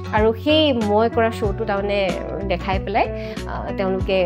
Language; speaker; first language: Assamese; native; Assamese